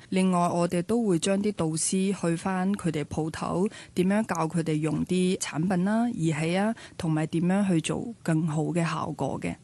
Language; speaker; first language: Cantonese; early bilingual, other home language; Chinese